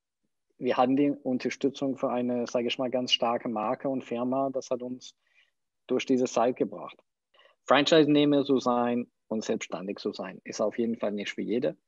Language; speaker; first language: German; non-native, fluent; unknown